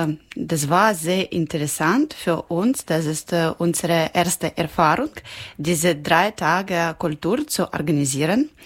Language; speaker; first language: German; non-native, learner; Ukrainian